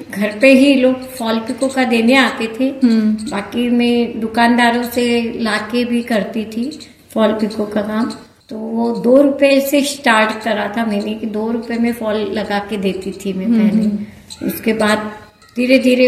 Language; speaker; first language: Hindi; native; Hindi